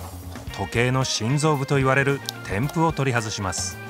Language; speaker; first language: Japanese; native; Japanese